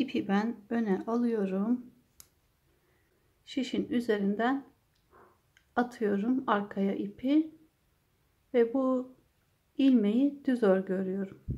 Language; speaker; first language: Turkish; native; Turkish